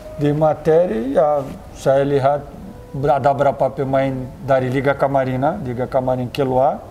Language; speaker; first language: Indonesian; non-native, fluent; Portuguese